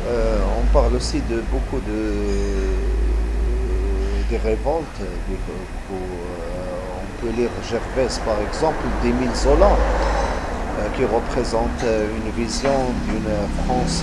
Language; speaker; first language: French; non-native, local second language; Arabic